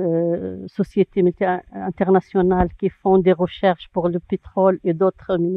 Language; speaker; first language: French; non-native, local second language; Arabic